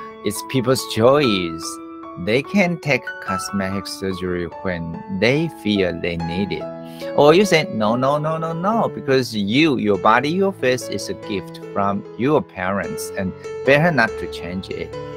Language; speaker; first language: English; non-native, fluent; Chinese